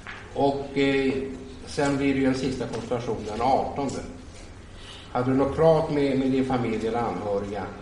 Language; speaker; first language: Swedish; native; Swedish